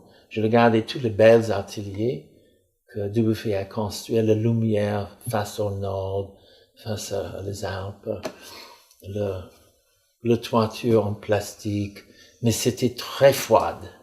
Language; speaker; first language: French; non-native, fluent; English